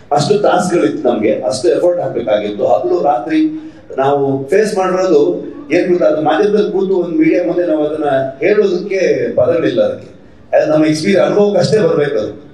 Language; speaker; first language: Kannada; native; Kannada